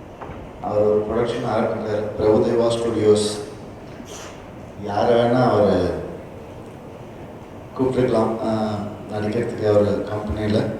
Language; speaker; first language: Tamil; native; Tamil